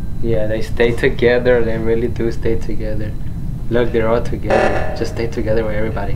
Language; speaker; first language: English; early bilingual, other home language; Spanish